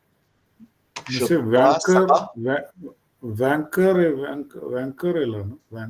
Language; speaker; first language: French; non-native, learner; Tamil